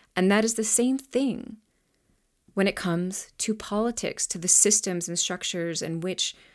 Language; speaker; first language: English; native; English